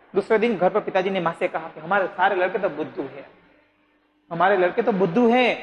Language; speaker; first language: Hindi; non-native, local second language; Gujarati